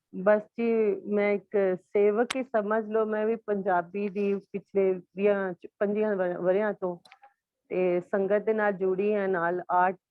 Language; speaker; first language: Urdu; non-native, local second language; Punjabi